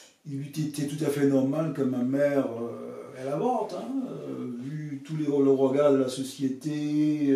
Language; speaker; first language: French; non-native, fluent; English